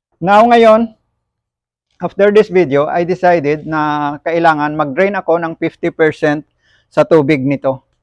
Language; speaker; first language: Filipino; non-native, local second language; Hiligaynon